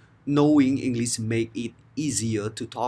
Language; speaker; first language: English; non-native, fluent; Khmer